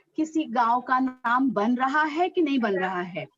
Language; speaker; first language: Hindi; non-native, local second language; Marathi